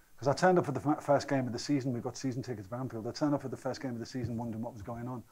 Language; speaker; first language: English; native; English